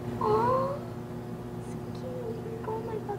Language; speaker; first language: English; native; English